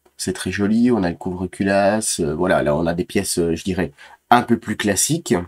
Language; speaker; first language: French; native; French